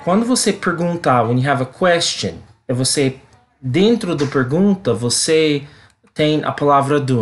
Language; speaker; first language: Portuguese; non-native, learner; English